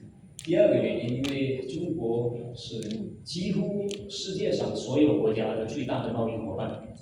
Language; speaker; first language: Chinese; non-native, fluent; Madurese